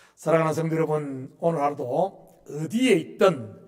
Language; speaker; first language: Korean; native; Korean